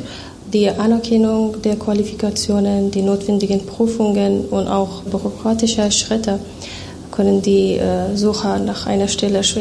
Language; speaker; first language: German; non-native, fluent; Persian